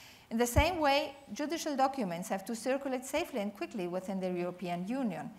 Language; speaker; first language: English; non-native, fluent; Spanish